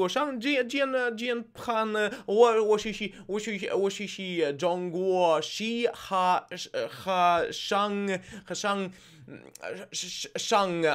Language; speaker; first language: Chinese; non-native, learner; Russian